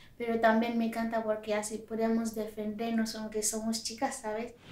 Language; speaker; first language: Spanish; non-native, learner; Yoruba